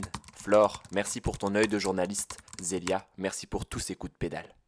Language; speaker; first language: French; native; French